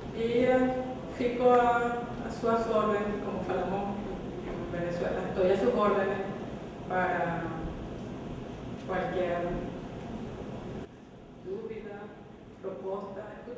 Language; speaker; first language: Portuguese; non-native, fluent; Spanish